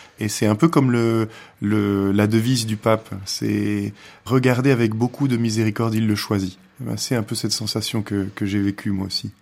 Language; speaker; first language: French; native; French